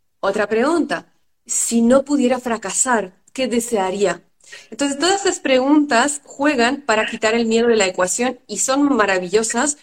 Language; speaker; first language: Spanish; non-native, fluent; French